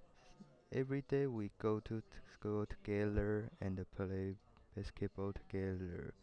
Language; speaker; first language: English; non-native, learner; Chinese